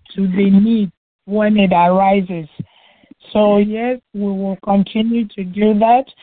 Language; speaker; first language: English; non-native, local second language; Igbo